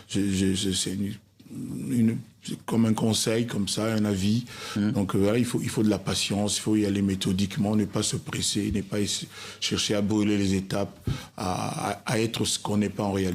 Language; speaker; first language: French; non-native, local second language; Lingala